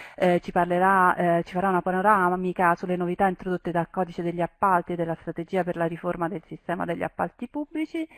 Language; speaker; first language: Italian; native; Italian